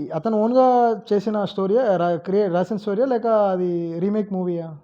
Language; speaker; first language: Telugu; native; Telugu